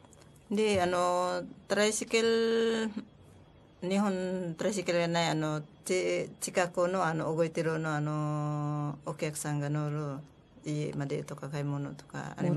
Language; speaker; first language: Japanese; non-native, learner; Filipino